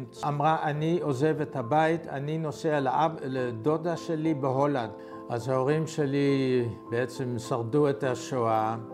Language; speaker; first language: Hebrew; non-native, fluent; Dutch